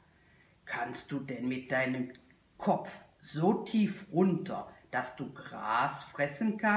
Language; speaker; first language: German; native; German